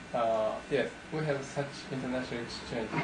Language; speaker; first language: English; non-native, learner; Japanese